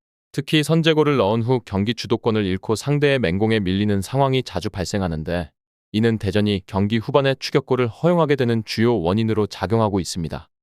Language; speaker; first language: Korean; native; Korean